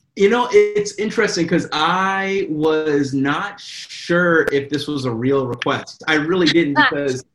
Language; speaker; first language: English; native; English